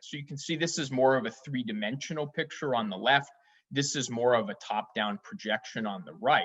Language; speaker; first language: English; native; English